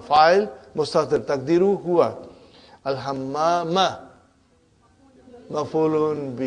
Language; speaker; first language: Arabic; non-native, fluent; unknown